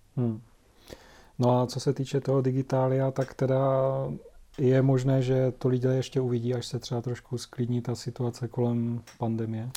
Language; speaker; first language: Czech; native; Czech